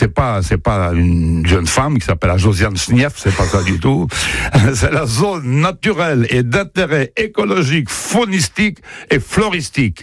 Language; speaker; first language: French; native; French